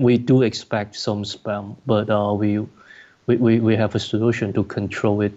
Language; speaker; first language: English; non-native, local second language; Cantonese